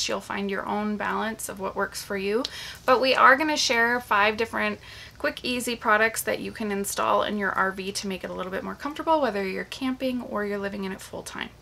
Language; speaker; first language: English; native; English